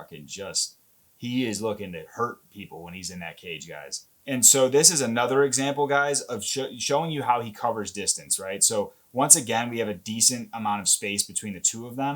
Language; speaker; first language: English; native; English